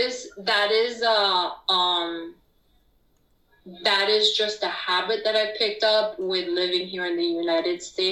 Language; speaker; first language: English; non-native, fluent; Spanish